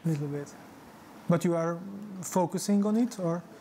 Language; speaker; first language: English; non-native, fluent; Hungarian